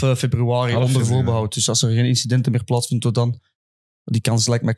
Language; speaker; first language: Dutch; native; Dutch